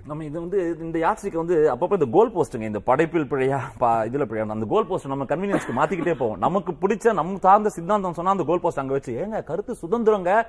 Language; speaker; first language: Tamil; native; Tamil